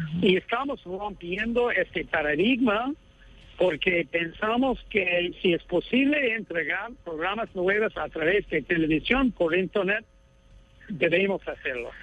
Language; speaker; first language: Spanish; non-native, fluent; English